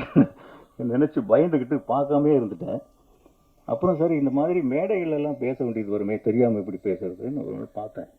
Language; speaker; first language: Tamil; native; Tamil